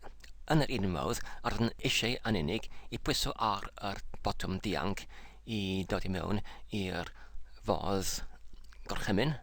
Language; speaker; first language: Welsh; non-native, learner; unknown